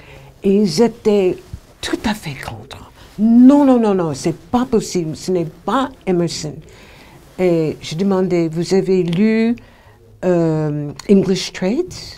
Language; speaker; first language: French; non-native, fluent; English